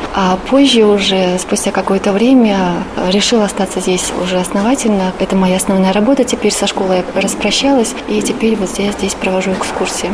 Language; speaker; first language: Russian; native; Russian